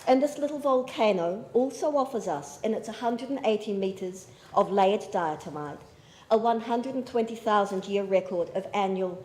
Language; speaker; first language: English; native; English